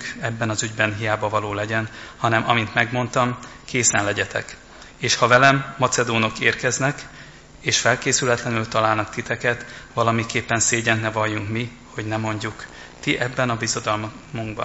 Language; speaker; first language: Hungarian; native; Hungarian